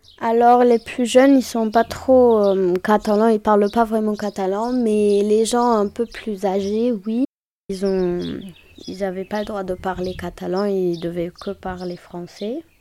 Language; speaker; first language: French; non-native, local second language; German